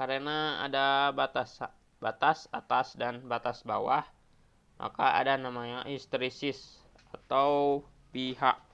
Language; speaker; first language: Indonesian; native; Indonesian